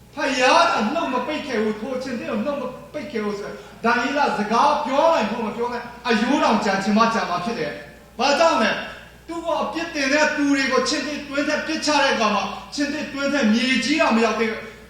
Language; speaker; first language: Burmese; non-native, local second language; Tedim Chin